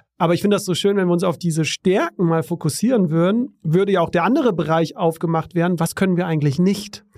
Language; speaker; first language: German; native; German